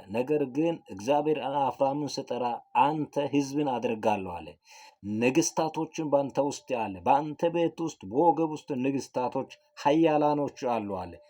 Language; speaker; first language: Amharic; non-native, local second language; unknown